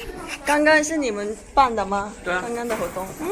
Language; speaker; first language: Chinese; non-native, fluent; Mongolian